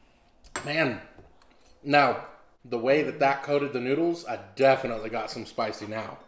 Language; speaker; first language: English; native; English